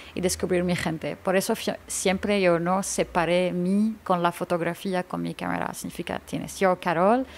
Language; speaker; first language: Spanish; non-native, learner; Arabic